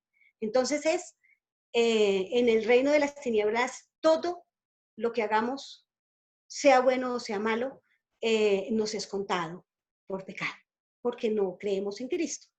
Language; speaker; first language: Spanish; native; Spanish